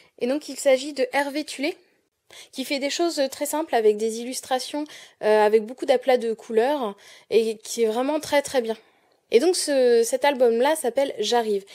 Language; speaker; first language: French; native; French